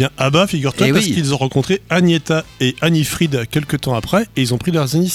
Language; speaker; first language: French; native; French